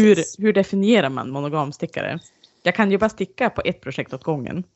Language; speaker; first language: Swedish; native; Swedish